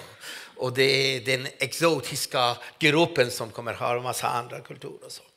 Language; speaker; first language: Swedish; non-native, fluent; Persian